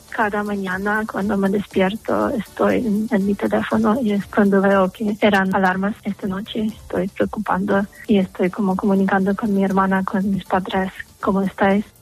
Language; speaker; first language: Spanish; non-native, learner; Ukrainian